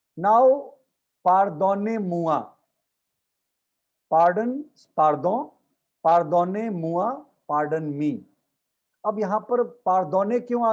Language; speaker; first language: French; non-native, learner; Hindi